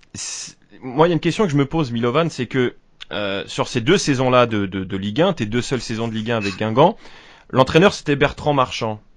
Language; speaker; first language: French; native; French